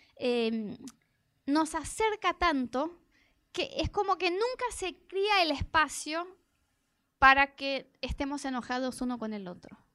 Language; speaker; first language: Spanish; non-native, fluent; Portuguese